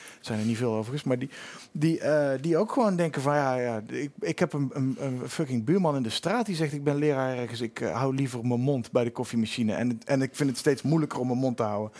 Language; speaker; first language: Dutch; native; Dutch